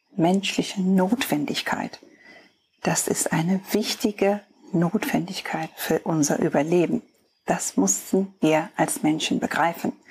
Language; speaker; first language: German; non-native, fluent; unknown